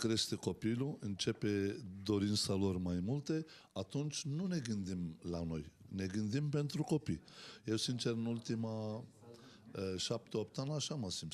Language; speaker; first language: Romanian; non-native, learner; Turkish